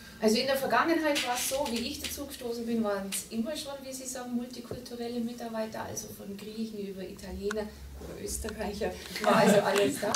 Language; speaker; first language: German; native; German